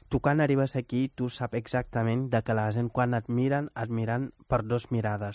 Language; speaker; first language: Catalan; non-native, fluent; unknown